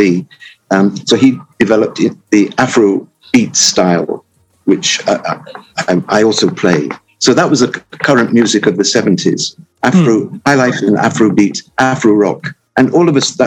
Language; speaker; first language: English; native; English